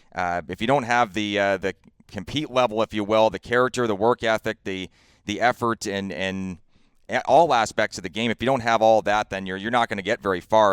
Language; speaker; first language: English; native; English